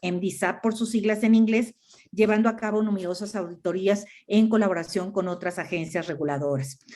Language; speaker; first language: Spanish; native; Spanish